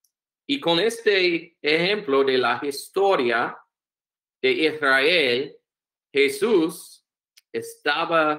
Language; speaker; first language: Spanish; non-native, learner; English